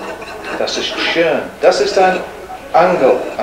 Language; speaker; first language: German; non-native, learner; English